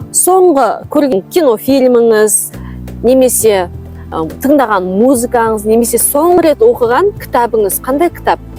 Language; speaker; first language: Kazakh; native; Kazakh